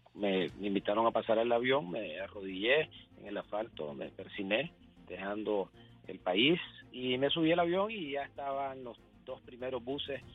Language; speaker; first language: Spanish; native; Spanish